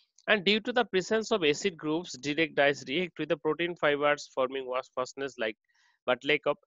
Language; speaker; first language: English; non-native, local second language; Bangla